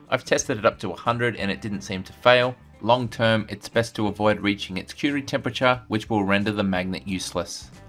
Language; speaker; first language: English; native; English